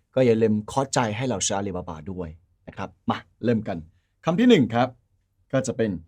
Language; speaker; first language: Thai; non-native, fluent; Chinese